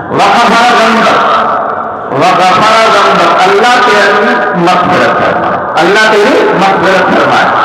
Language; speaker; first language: Urdu; non-native, local second language; Gujarati